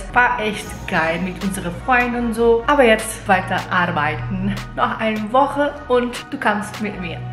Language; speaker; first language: German; non-native, fluent; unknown